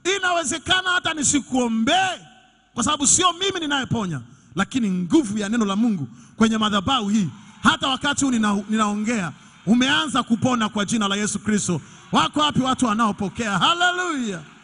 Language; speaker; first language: Swahili; non-native, local second language; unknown